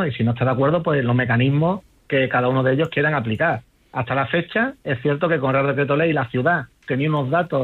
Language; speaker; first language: Spanish; native; Spanish